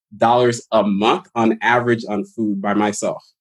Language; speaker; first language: English; early bilingual, other home language; Haitian Creole